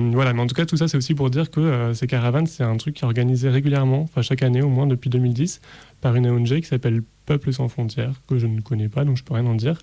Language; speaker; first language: French; native; French